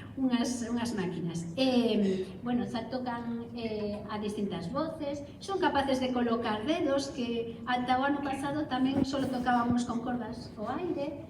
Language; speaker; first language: Galician; non-native, local second language; Spanish